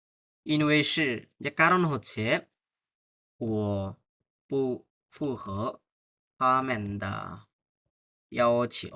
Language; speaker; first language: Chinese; non-native, fluent; Bangla